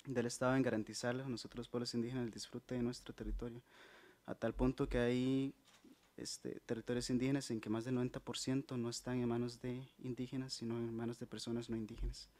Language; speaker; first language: Spanish; native; Spanish